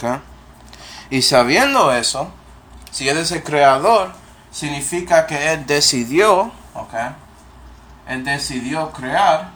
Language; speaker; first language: Spanish; non-native, fluent; English